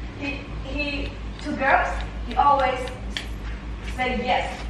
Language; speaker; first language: English; non-native, learner; Japanese